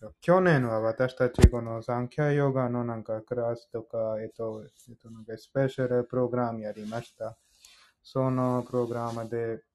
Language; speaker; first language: Japanese; non-native, fluent; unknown